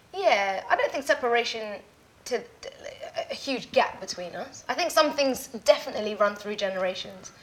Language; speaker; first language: English; native; English